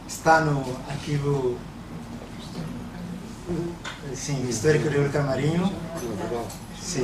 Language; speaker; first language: Portuguese; non-native, learner; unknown